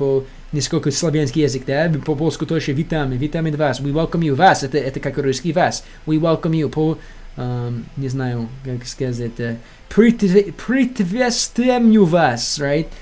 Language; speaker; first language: Russian; non-native, learner; English